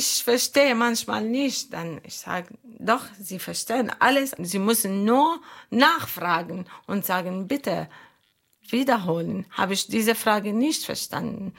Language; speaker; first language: German; non-native, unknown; Arabic